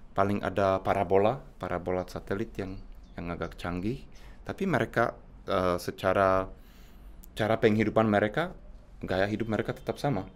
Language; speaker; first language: Indonesian; non-native, fluent; Czech